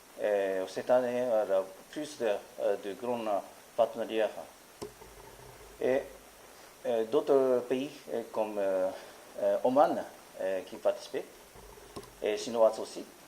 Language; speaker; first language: French; non-native, learner; Japanese